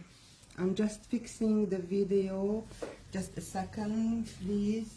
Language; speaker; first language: English; non-native, fluent; Arabic